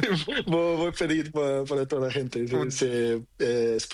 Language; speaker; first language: Spanish; non-native, learner; Portuguese